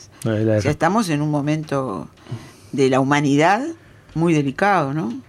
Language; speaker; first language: Spanish; native; Spanish